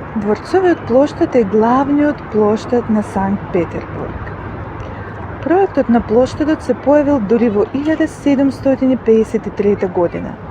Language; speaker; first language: Macedonian; non-native, fluent; Russian